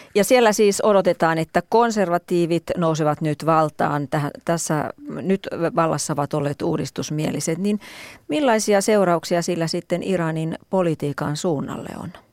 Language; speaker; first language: Finnish; native; Finnish